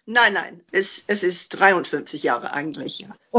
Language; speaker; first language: German; non-native, fluent; English